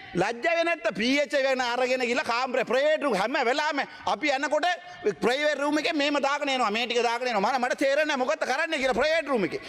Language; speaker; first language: Sinhala; non-native, local second language; Tamil